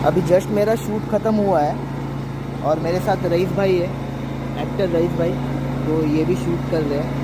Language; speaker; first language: Hindi; non-native, local second language; Marathi